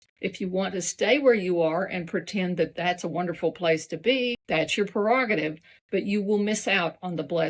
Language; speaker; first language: English; native; English